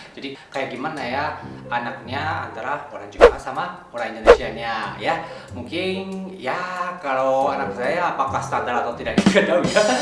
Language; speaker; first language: Indonesian; non-native, fluent; Japanese